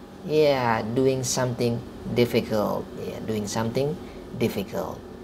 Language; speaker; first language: English; non-native, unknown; Indonesian